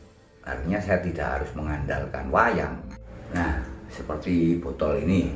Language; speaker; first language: Indonesian; non-native, local second language; Javanese